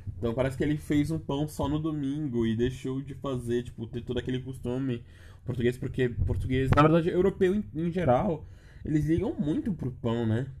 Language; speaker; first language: Portuguese; native; Portuguese